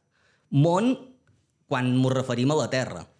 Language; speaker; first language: Catalan; native; Catalan